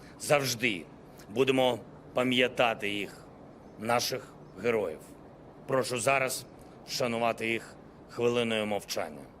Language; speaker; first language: Ukrainian; non-native, local second language; Russian